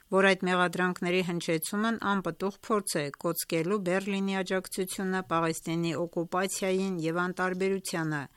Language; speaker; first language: Armenian; native; Armenian